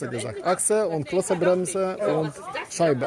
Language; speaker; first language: German; non-native, learner; Polish